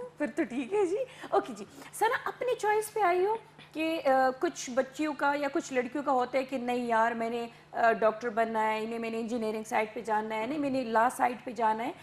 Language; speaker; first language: Urdu; non-native, local second language; Pashto